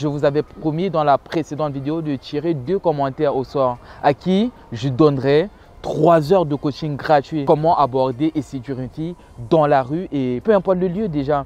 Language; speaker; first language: French; native; French